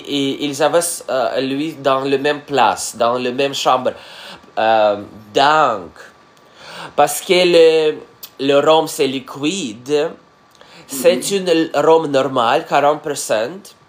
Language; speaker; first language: French; non-native, learner; Russian